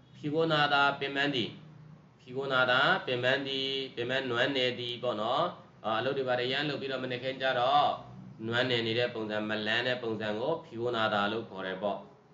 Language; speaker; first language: Burmese; native; Burmese